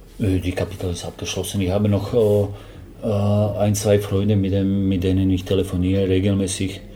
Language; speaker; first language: German; non-native, fluent; Slovak